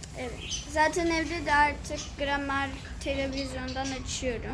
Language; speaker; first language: Turkish; early bilingual, heritage; Turkish